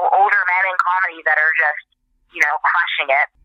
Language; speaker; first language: English; native; English